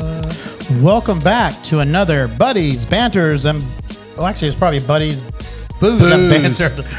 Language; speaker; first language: English; native; English